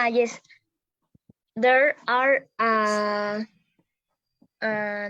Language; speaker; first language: English; non-native, learner; Spanish